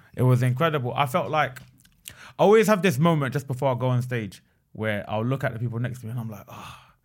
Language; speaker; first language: English; native; English